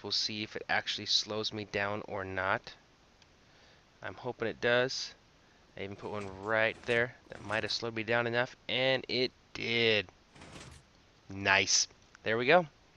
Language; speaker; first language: English; native; English